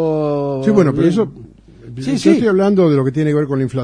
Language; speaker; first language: Spanish; native; Spanish